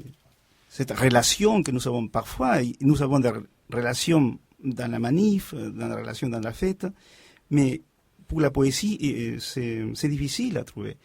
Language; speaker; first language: French; non-native, fluent; Spanish